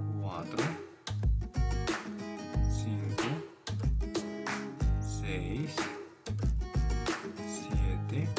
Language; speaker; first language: Spanish; native; Spanish